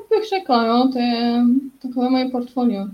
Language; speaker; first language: Czech; non-native, learner; Polish